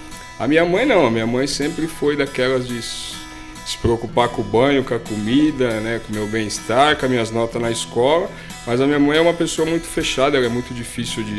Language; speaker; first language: Portuguese; native; Portuguese